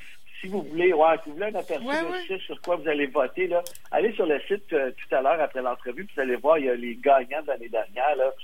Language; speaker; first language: French; native; French